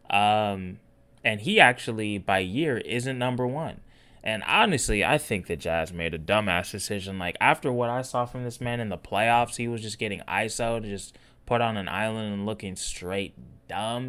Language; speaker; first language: English; native; English